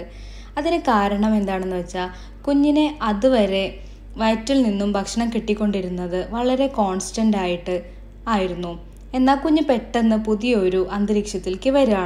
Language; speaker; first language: Malayalam; native; Malayalam